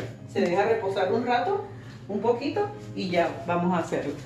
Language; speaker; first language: Spanish; native; Spanish